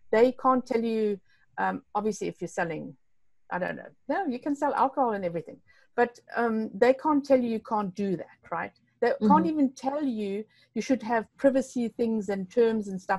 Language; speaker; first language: English; non-native, local second language; Afrikaans